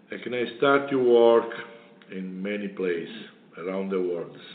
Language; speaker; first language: English; non-native, learner; Italian